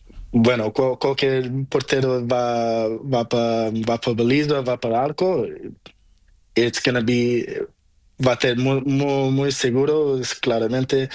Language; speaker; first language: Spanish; non-native, learner; Portuguese